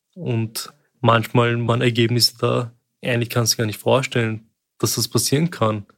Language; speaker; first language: German; early bilingual, other home language; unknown